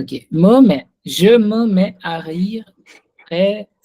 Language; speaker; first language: French; non-native, fluent; Hindi